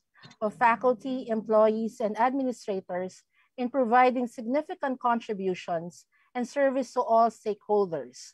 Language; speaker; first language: English; non-native, local second language; Filipino